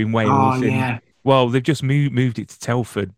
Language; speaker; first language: English; native; English